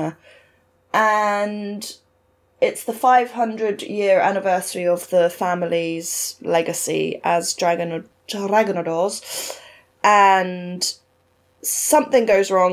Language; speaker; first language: English; native; English